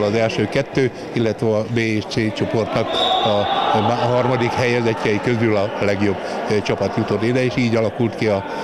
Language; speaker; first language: Hungarian; native; Hungarian